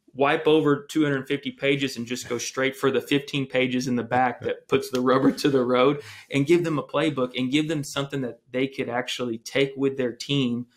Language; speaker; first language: English; native; English